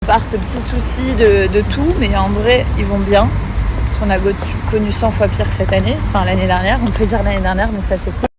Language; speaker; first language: French; native; French